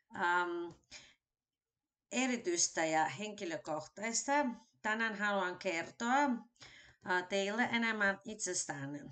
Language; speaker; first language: Finnish; non-native, fluent; Albanian